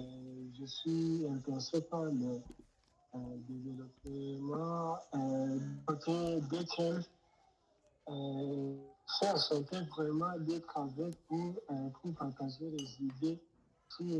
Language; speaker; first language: French; non-native, local second language; Rundi